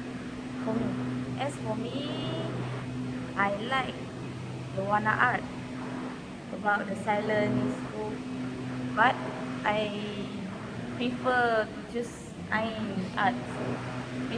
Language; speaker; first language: English; non-native, learner; Malay